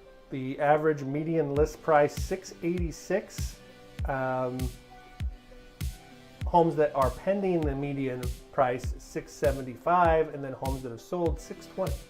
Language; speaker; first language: English; native; English